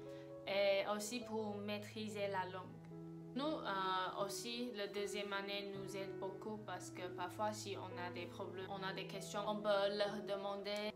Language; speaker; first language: French; non-native, fluent; Chinese